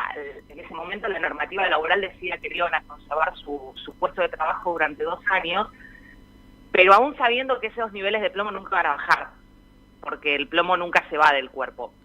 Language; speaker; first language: Spanish; native; Spanish